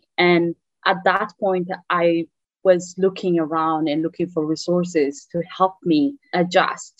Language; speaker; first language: English; non-native, fluent; Tigrinya